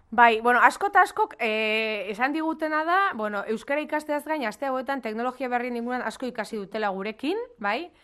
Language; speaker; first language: Basque; native; Basque